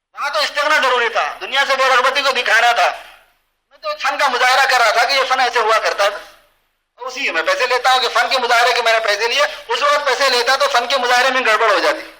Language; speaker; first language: Urdu; native; Urdu